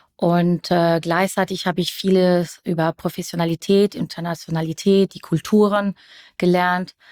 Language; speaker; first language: German; early bilingual, other home language; French